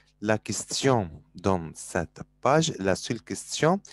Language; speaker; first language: French; non-native, learner; Arabic